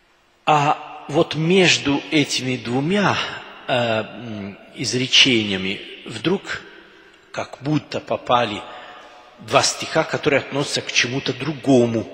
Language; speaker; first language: Russian; non-native, fluent; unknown